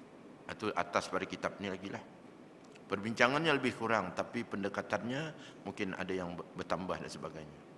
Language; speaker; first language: Malay; native; Malay